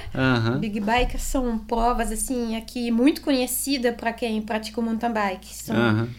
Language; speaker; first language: Portuguese; non-native, fluent; French